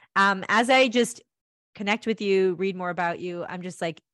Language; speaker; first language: English; early bilingual, other home language; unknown